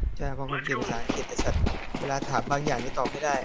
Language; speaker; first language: Thai; native; Thai